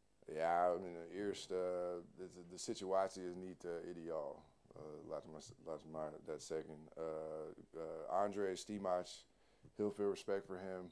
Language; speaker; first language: Dutch; non-native, learner; English